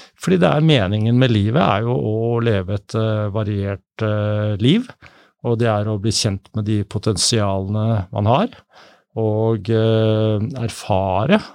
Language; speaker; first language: Norwegian; native; Norwegian